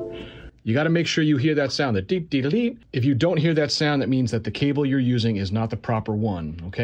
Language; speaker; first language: English; native; English